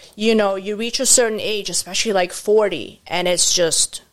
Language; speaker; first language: English; non-native, fluent; Arabic